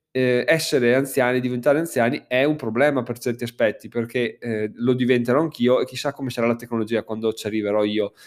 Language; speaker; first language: Italian; native; Italian